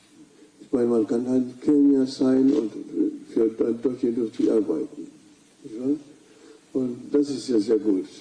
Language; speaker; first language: German; non-native, fluent; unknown